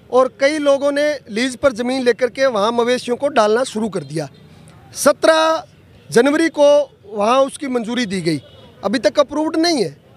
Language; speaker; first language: Hindi; native; Hindi